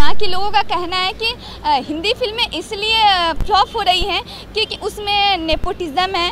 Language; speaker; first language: Hindi; native; Hindi